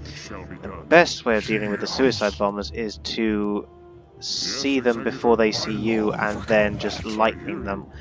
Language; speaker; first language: English; native; English